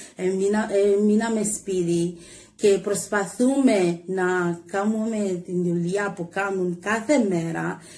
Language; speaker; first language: Greek; non-native, learner; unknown